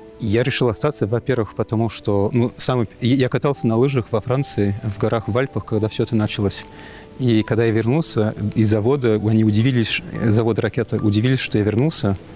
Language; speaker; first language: Russian; non-native, fluent; English